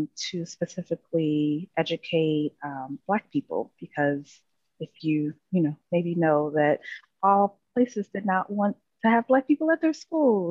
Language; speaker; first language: English; native; English